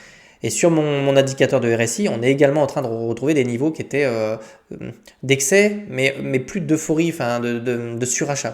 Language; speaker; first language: French; native; French